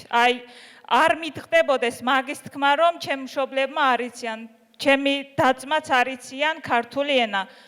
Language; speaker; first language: Georgian; non-native, local second language; Azerbaijani